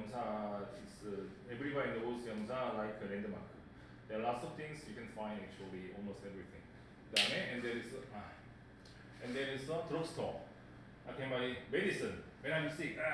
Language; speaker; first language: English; non-native, fluent; Korean